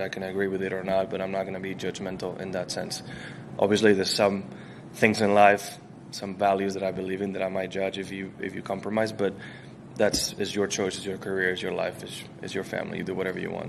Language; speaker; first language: English; non-native, fluent; Spanish